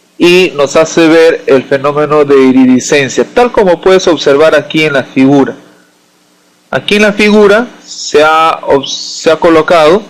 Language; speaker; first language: Spanish; native; Spanish